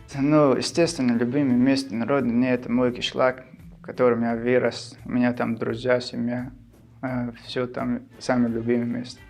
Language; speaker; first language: Russian; non-native, local second language; Shughni